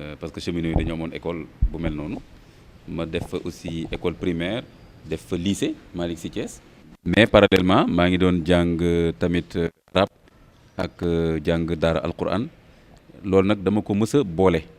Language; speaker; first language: Wolof; native; Wolof